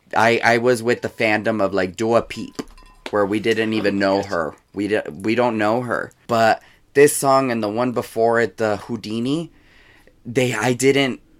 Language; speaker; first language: English; early bilingual, other home language; Spanish